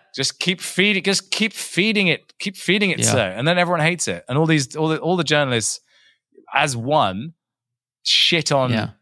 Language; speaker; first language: English; native; English